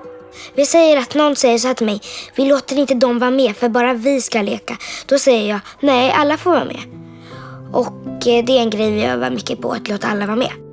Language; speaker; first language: Swedish; native; Swedish